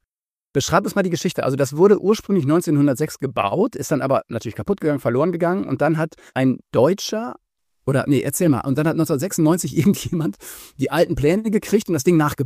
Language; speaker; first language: German; native; German